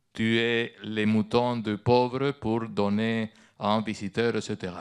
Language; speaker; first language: French; non-native, fluent; Spanish